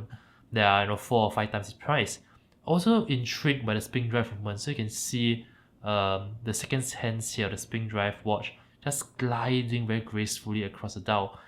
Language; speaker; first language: English; native; English